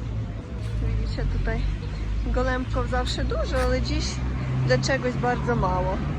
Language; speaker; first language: Polish; non-native, learner; Russian